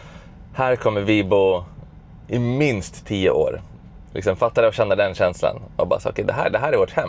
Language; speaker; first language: Swedish; early bilingual, other home language; Lithuanian